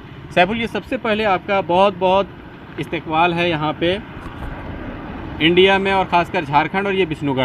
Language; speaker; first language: Hindi; native; Hindi